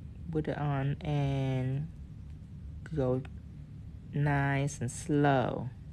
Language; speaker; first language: English; non-native, fluent; Vietnamese